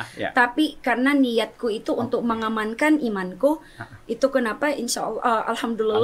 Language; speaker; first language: Indonesian; non-native, fluent; German